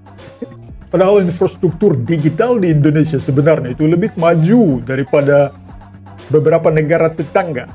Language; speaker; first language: Indonesian; non-native, fluent; Russian